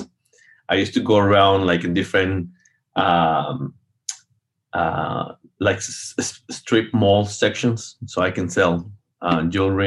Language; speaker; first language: English; non-native, fluent; Spanish